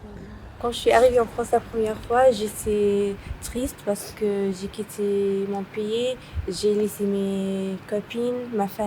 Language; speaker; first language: French; non-native, learner; Arabic